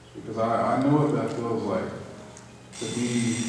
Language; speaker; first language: English; native; English